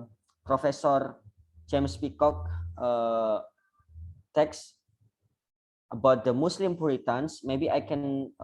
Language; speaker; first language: English; non-native, learner; Indonesian